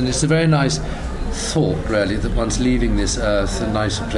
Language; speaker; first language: English; native; English